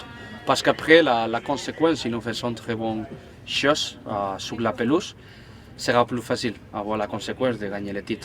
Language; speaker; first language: French; non-native, fluent; Spanish